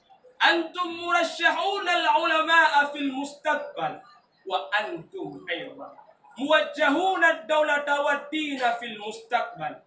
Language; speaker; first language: Arabic; non-native, learner; Achinese